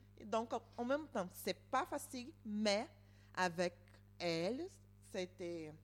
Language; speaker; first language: French; non-native, learner; Spanish